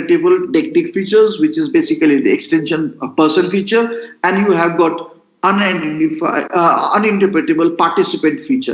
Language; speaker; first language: English; non-native, local second language; Nepali